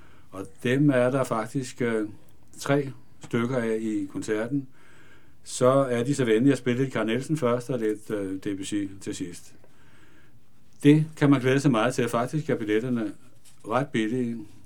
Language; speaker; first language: Danish; native; Danish